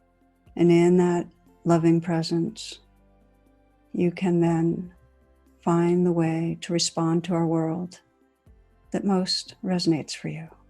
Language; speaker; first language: English; native; English